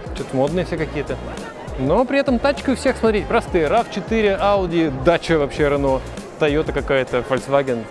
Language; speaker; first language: Russian; native; Russian